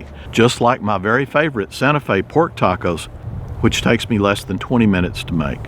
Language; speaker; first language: English; native; English